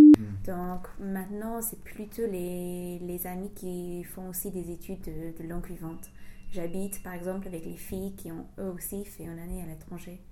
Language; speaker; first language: French; non-native, fluent; English